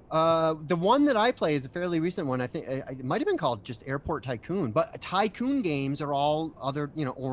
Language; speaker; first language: English; native; English